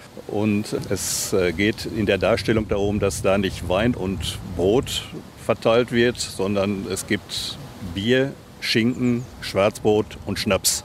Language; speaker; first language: German; native; German